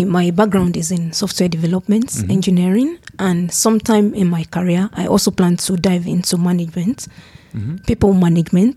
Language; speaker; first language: English; non-native, local second language; Yoruba